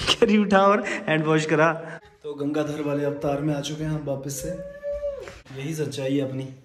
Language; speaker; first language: Hindi; native; Hindi